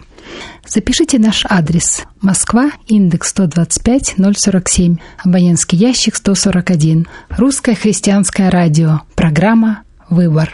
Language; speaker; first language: Russian; native; Russian